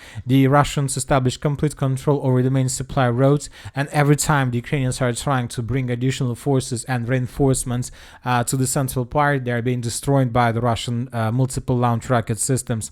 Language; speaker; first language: English; non-native, fluent; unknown